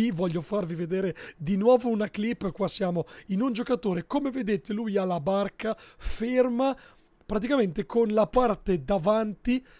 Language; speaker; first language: Italian; native; Italian